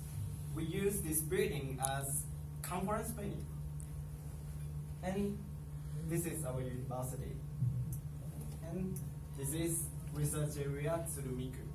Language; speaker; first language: English; non-native, learner; Japanese